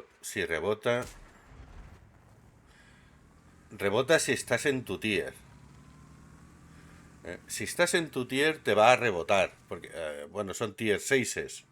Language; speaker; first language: Spanish; native; Spanish